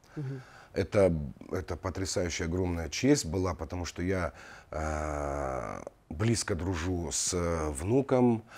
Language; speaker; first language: Russian; non-native, local second language; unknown